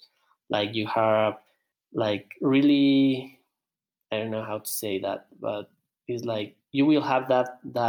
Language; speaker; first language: English; non-native, learner; Spanish